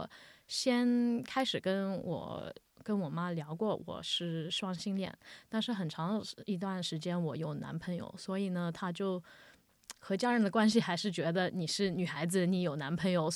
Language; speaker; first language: Chinese; early bilingual, heritage; Wu Chinese